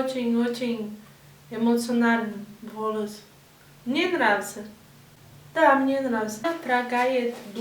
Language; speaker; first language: Russian; non-native, learner; Portuguese